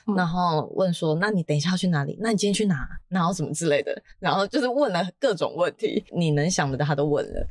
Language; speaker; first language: Chinese; native; Chinese